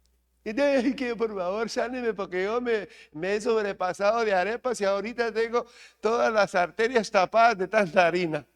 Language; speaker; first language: Spanish; native; Spanish